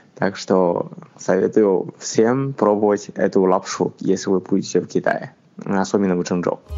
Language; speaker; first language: Russian; non-native, fluent; Chinese